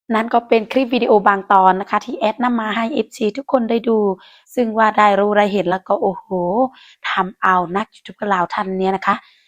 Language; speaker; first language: Thai; non-native, local second language; Lao